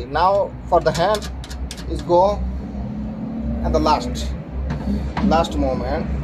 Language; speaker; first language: English; non-native, learner; Bangla